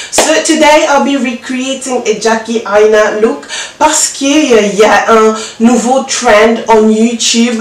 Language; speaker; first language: French; non-native, local second language; Lingala